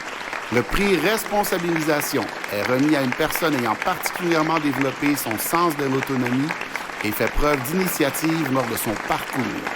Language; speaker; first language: French; native; French